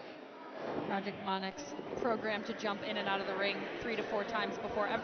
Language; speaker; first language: English; native; English